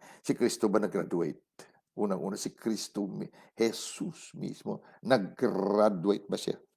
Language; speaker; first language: Filipino; non-native, local second language; Cebuano